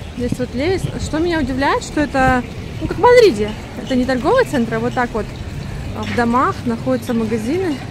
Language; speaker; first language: Russian; native; Russian